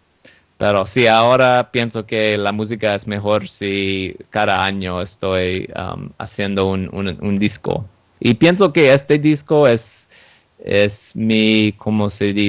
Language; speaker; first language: Spanish; non-native, learner; English